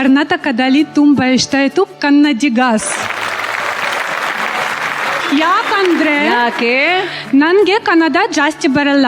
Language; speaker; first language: Kannada; non-native, learner; Russian